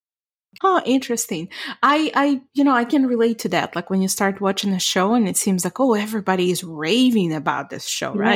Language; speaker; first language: English; non-native, fluent; Ukrainian